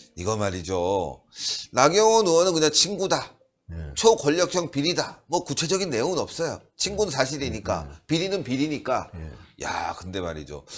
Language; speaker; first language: Korean; native; Korean